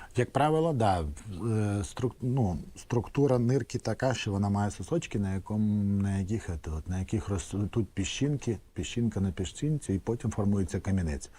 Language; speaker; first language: Ukrainian; native; Ukrainian